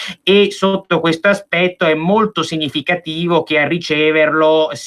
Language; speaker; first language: Italian; native; Italian